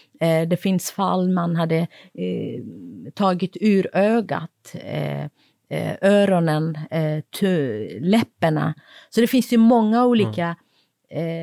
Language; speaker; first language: Swedish; non-native, fluent; Kurdish